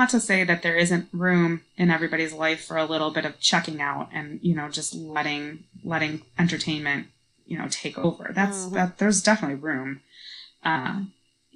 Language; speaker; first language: English; native; English